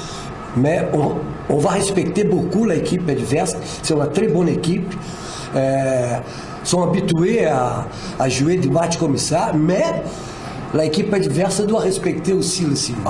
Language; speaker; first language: French; non-native, fluent; Portuguese